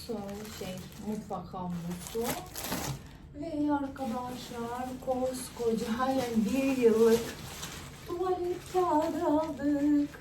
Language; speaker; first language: Turkish; non-native, fluent; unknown